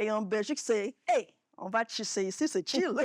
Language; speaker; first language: French; non-native, fluent; Yoruba